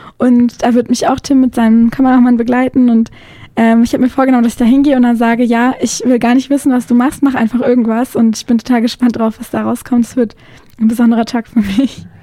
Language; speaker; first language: German; native; German